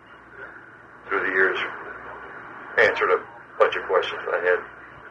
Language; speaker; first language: English; early bilingual, other home language; Spanish